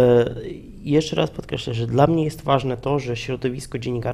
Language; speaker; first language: Polish; non-native, fluent; Ukrainian